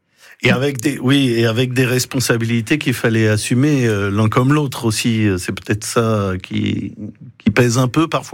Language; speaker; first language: French; native; French